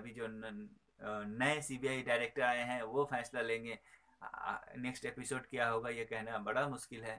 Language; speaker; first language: Hindi; native; Hindi